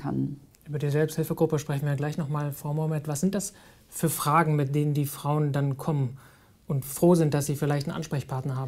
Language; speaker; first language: German; native; German